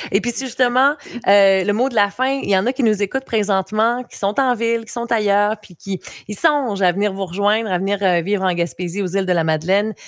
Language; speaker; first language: French; native; French